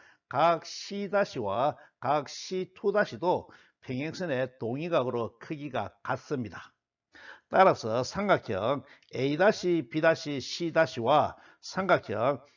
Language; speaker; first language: Korean; native; Korean